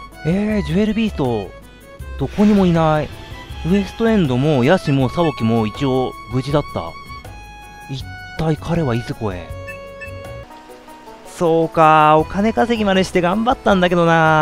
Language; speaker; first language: Japanese; native; Japanese